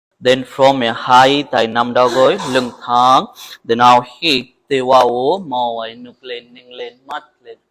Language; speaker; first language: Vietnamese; non-native, learner; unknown